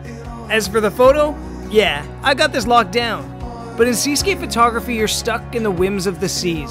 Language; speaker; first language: English; native; English